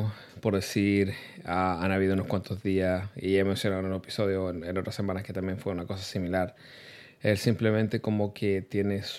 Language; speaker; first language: Spanish; early bilingual, heritage; Spanish